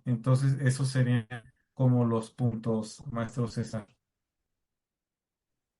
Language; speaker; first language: Spanish; native; Spanish